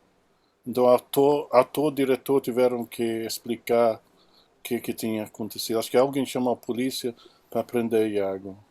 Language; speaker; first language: Portuguese; non-native, fluent; English